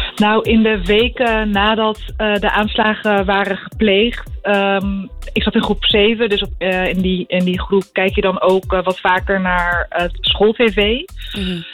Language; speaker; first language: Dutch; early bilingual, other home language; Arabic